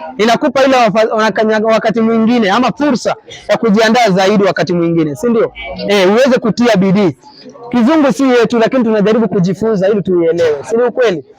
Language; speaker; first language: Swahili; non-native, fluent; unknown